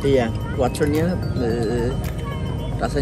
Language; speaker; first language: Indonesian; non-native, learner; Turkish